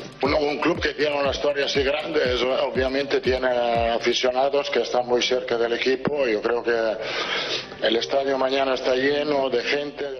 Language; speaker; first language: Spanish; non-native, fluent; Italian